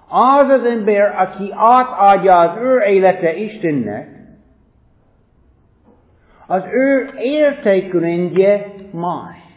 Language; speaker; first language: Hungarian; non-native, fluent; English